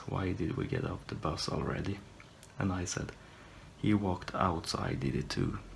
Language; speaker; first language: English; non-native, fluent; Swedish